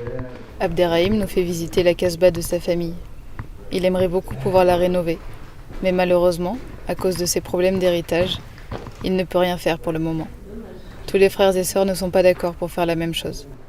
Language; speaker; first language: French; native; French